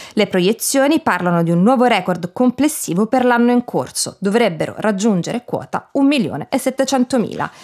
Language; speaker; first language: Italian; native; Italian